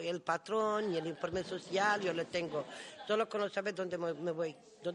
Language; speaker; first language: Spanish; non-native, learner; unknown